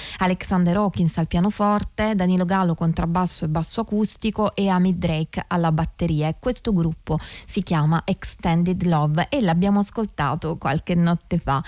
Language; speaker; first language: Italian; native; Italian